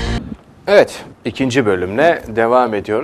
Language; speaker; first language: Turkish; native; Turkish